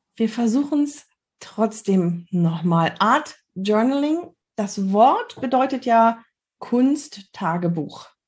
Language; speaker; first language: German; native; German